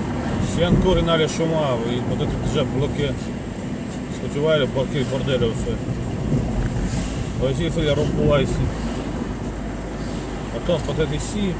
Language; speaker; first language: French; non-native, learner; Polish